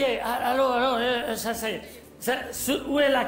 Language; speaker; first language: French; non-native, learner; Spanish